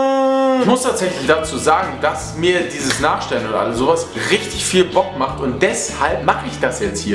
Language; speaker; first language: German; native; German